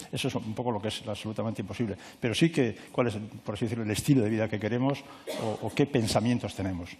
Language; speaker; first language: Spanish; native; Spanish